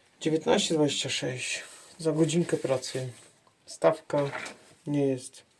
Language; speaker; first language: Polish; native; Polish